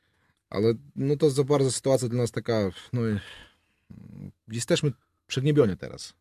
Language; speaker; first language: Polish; non-native, learner; Russian